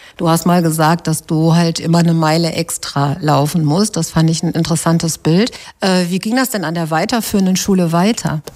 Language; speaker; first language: German; native; German